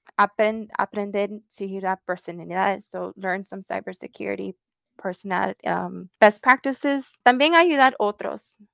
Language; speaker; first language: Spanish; early bilingual, heritage; Spanish